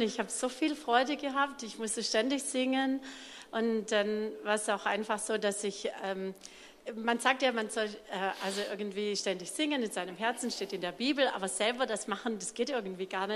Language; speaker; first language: German; non-native, learner; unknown